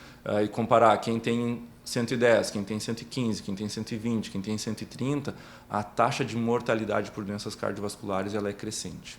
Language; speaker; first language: Portuguese; native; Portuguese